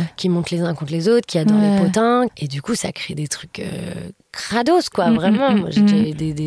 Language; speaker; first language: French; native; French